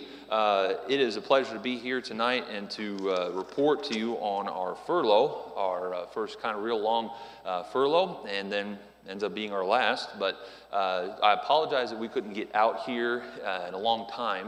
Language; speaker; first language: English; native; English